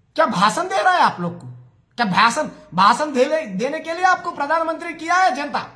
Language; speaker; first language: Hindi; non-native, local second language; Telugu